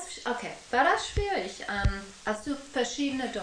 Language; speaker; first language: German; non-native, fluent; English